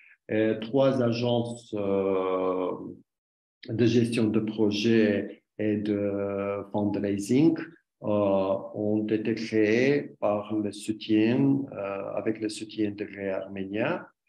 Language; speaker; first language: French; non-native, learner; Armenian